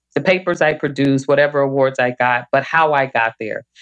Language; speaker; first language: English; native; English